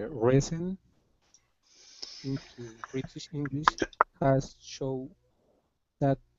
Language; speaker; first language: English; non-native, learner; Spanish